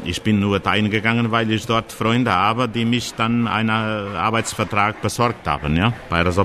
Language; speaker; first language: German; non-native, fluent; Portuguese